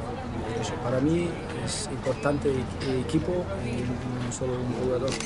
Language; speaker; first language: Spanish; non-native, learner; German